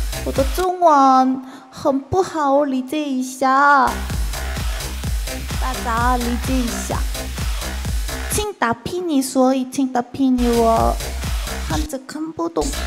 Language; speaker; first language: Chinese; non-native, learner; Korean